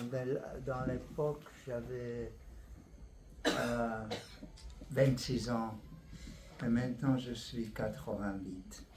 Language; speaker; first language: French; non-native, learner; Hungarian